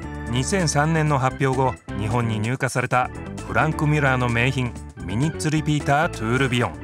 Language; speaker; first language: Japanese; native; Japanese